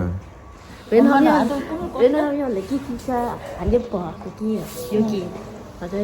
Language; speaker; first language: Korean; non-native, learner; Thai